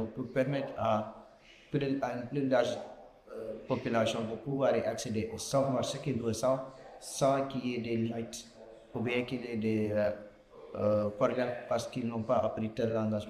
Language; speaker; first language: French; non-native, local second language; Wolof